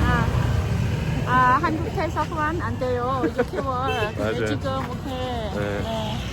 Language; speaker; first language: Korean; non-native, learner; Khmer